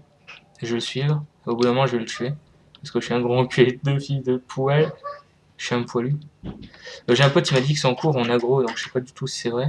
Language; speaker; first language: French; native; French